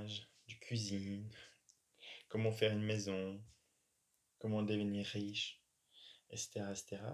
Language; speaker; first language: French; non-native, fluent; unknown